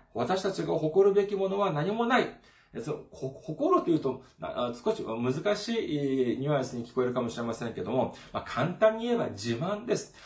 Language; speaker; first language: Japanese; non-native, fluent; Korean